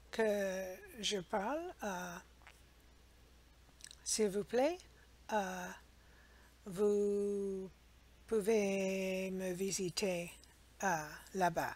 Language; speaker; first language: French; non-native, learner; English